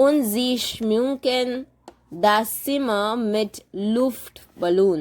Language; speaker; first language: German; non-native, fluent; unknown